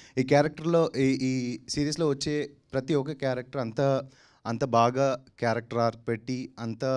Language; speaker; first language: Telugu; non-native, learner; Tamil